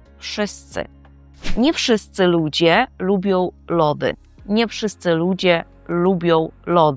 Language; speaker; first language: Polish; non-native, fluent; Ukrainian